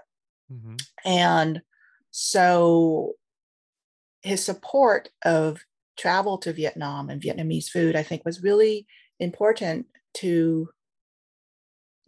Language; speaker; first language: English; native; English